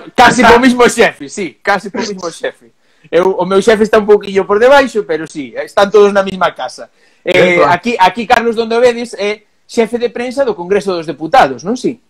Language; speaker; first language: Galician; non-native, local second language; Spanish